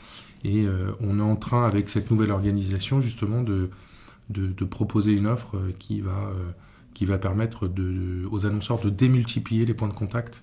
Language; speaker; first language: French; native; French